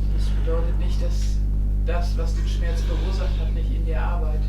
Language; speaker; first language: German; native; German